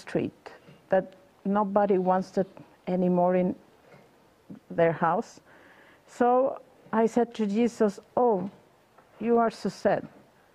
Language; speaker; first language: English; non-native, learner; Spanish